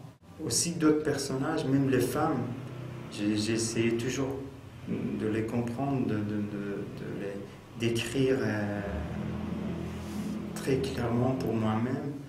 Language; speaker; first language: French; non-native, fluent; Persian